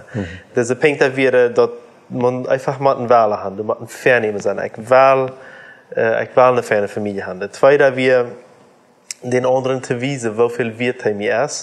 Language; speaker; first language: German; non-native, learner; Plautdietsch